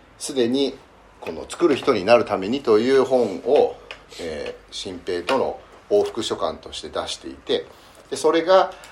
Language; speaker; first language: Japanese; early bilingual, heritage; Japanese